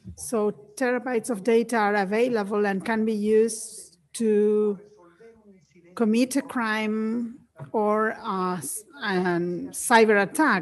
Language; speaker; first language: English; non-native, fluent; Spanish